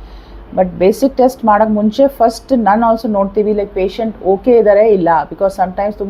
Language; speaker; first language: Kannada; non-native, learner; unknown